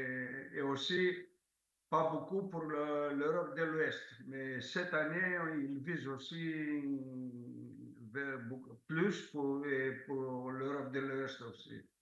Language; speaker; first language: French; non-native, fluent; Greek